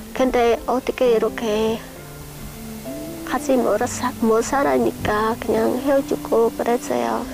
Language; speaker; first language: Korean; non-native, learner; Khmer